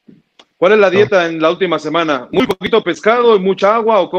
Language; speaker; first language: Spanish; native; Spanish